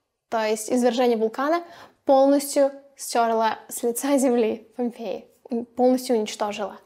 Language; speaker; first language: Russian; native; Russian